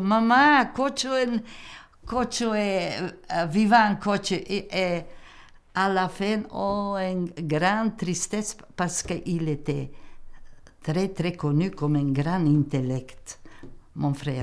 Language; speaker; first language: French; non-native, local second language; Macedonian